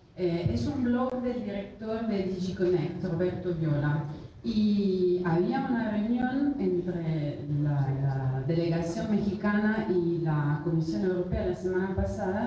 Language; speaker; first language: Spanish; non-native, fluent; Italian